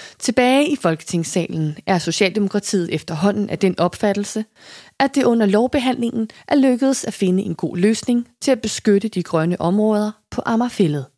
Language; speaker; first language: Danish; native; Danish